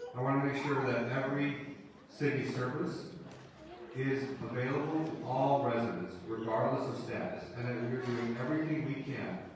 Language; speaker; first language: English; early bilingual, other home language; Spanish